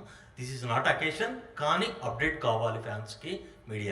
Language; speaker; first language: Telugu; native; Telugu